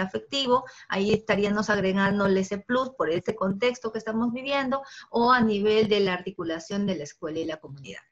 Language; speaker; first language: Spanish; native; Spanish